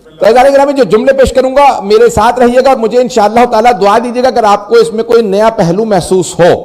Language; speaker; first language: Urdu; native; Urdu